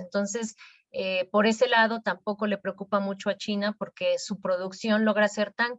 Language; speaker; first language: Spanish; native; Spanish